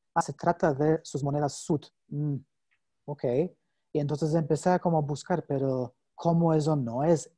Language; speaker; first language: Spanish; non-native, fluent; English